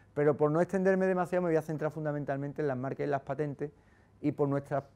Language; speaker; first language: Spanish; native; Spanish